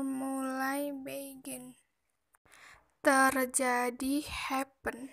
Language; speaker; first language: Indonesian; native; Indonesian